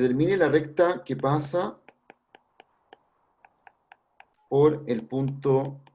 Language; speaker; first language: Spanish; native; Spanish